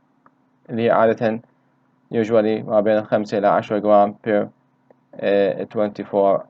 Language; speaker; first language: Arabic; native; Arabic